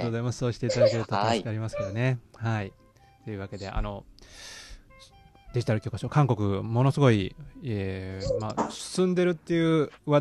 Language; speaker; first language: Japanese; native; Japanese